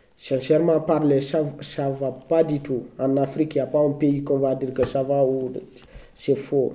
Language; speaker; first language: French; non-native, local second language; Fula